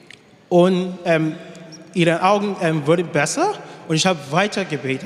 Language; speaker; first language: German; non-native, learner; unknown